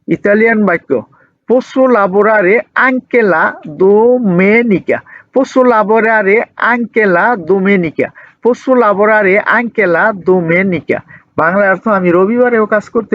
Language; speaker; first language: Italian; non-native, learner; Bangla